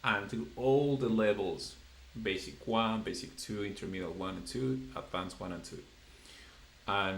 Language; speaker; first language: English; non-native, fluent; Spanish